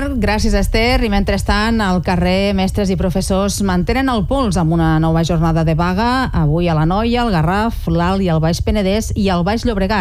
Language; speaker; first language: Catalan; native; Catalan